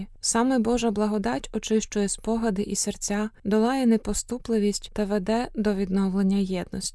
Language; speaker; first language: Ukrainian; native; Ukrainian